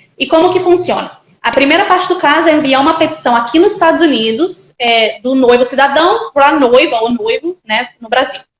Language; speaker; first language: Portuguese; native; Portuguese